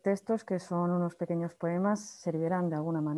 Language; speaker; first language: Spanish; native; Spanish